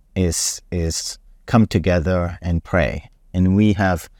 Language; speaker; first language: English; non-native, fluent; Hebrew